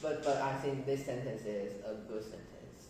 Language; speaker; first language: English; non-native, learner; Chinese